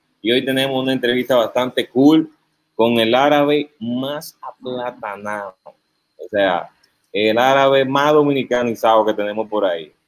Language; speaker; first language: Spanish; native; Spanish